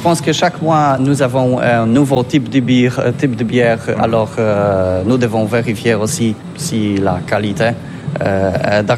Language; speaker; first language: French; non-native, learner; Polish